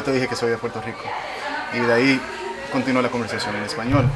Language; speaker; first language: Spanish; native; Spanish